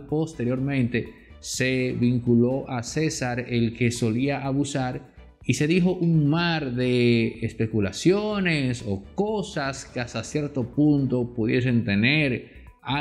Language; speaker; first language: Spanish; native; Spanish